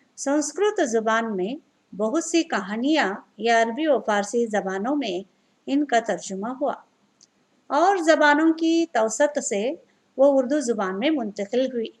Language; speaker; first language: Urdu; native; Urdu